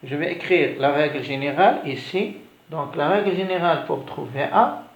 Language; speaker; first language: French; non-native, local second language; Arabic